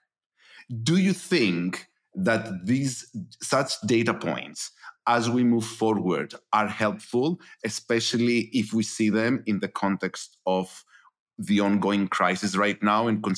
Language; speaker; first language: English; non-native, fluent; Greek